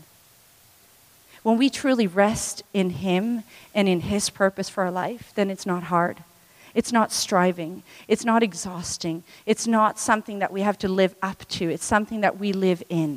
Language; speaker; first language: English; non-native, local second language; Swedish